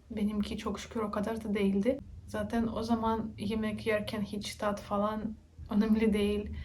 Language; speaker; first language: Turkish; non-native, learner; Russian